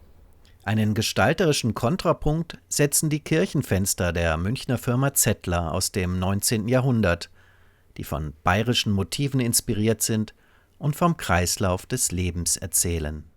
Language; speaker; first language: German; native; German